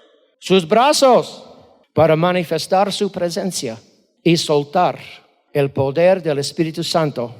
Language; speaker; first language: Spanish; non-native, fluent; English